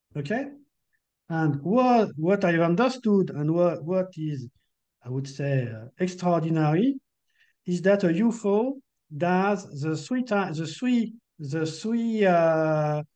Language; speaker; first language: English; non-native, fluent; French